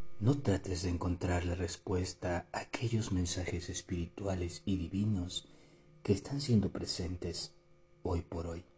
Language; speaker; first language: Spanish; native; Spanish